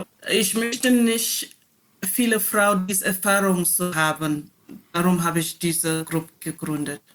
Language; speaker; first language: German; non-native, learner; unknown